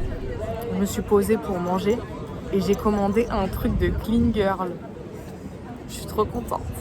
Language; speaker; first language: French; native; French